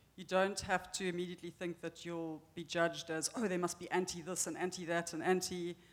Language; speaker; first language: English; native; English